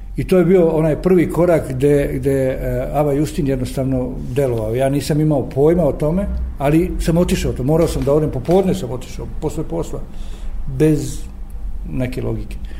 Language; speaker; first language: Serbian; native; Serbian